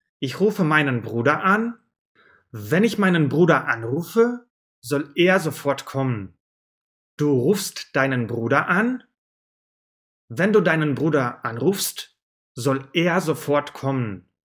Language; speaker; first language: German; non-native, fluent; Russian